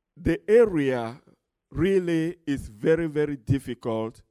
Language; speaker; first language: English; non-native, fluent; Ewe